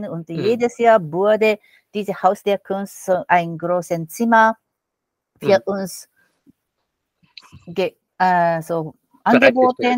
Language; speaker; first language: German; non-native, fluent; Japanese